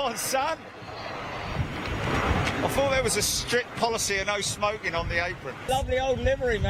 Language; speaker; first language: English; native; English